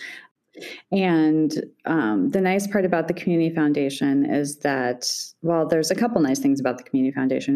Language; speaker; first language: English; native; English